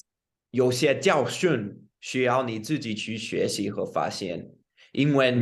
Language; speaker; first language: Chinese; non-native, fluent; English